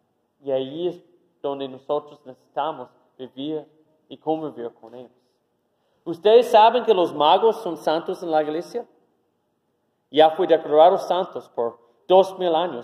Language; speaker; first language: Spanish; non-native, fluent; English